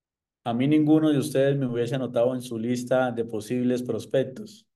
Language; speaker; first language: Spanish; native; Spanish